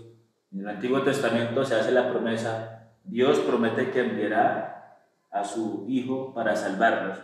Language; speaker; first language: Spanish; native; Spanish